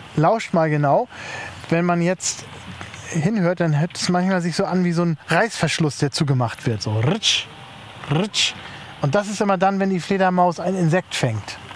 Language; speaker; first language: German; native; German